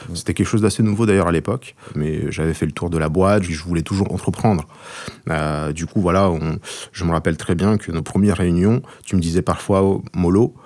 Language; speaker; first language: French; early bilingual, other home language; Russian